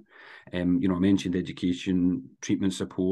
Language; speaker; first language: English; native; English